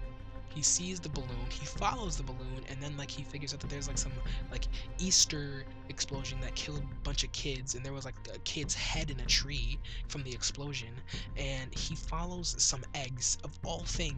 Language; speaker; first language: English; native; English